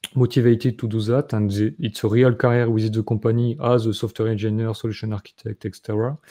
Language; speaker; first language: English; non-native, fluent; French